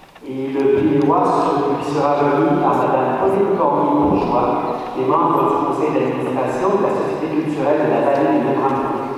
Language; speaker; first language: French; native; French